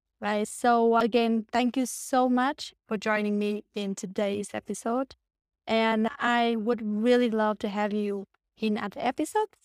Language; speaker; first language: English; non-native, fluent; Vietnamese